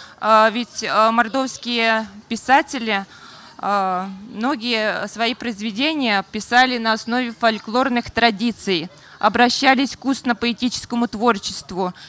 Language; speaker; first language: Russian; non-native, local second language; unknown